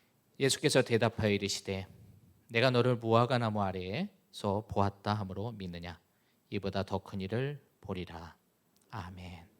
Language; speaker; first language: Korean; native; Korean